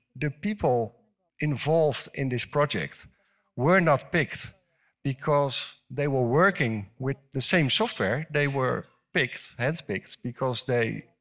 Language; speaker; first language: English; non-native, fluent; Dutch